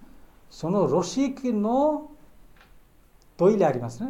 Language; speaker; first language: Japanese; non-native, learner; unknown